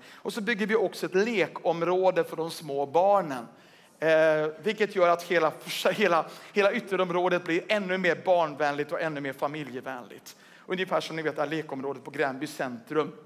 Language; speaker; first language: Swedish; native; Swedish